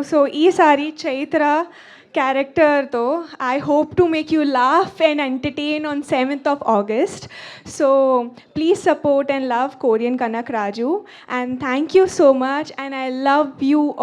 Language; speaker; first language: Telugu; non-native, learner; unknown